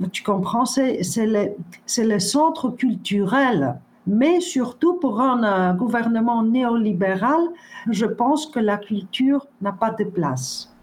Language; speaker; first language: French; non-native, fluent; Greek